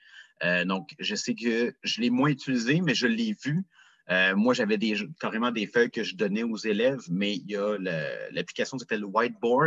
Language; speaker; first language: French; native; French